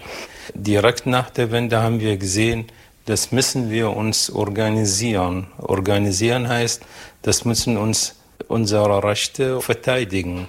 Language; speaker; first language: German; non-native, fluent; Arabic